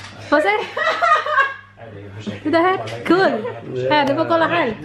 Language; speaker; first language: Swedish; non-native, learner; Indonesian